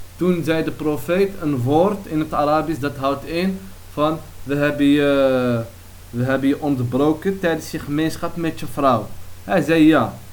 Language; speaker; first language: Dutch; early bilingual, other home language; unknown